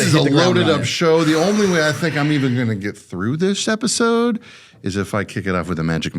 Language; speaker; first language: English; native; English